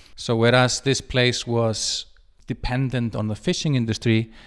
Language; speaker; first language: English; non-native, fluent; Icelandic